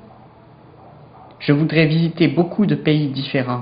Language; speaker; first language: French; non-native, learner; English